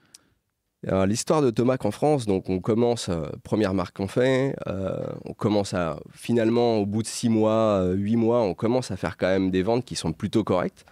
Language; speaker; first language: French; native; French